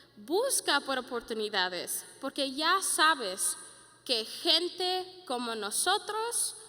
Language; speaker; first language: Spanish; early bilingual, heritage; Spanish